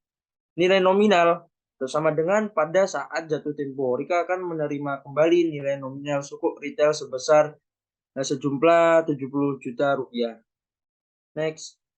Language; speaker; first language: Indonesian; native; Indonesian